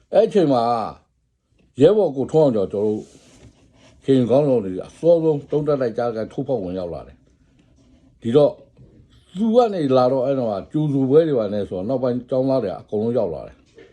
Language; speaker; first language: Burmese; non-native, local second language; Karen languages